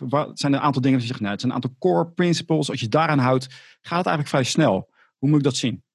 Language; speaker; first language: Dutch; native; Dutch